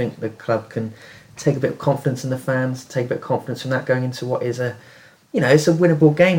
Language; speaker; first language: English; native; English